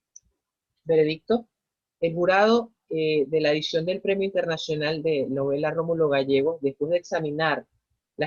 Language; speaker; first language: Spanish; native; Spanish